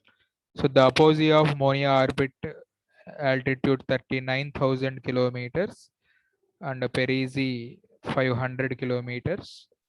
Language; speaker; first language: English; non-native, local second language; Telugu